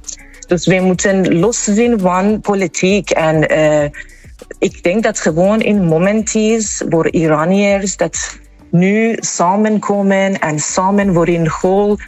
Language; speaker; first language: Dutch; non-native, fluent; Persian